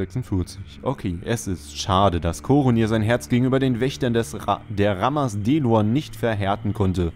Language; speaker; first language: German; native; German